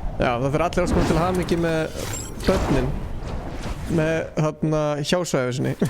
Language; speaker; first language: Icelandic; native; Icelandic